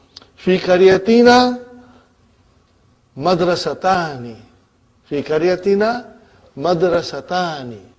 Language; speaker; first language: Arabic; non-native, fluent; English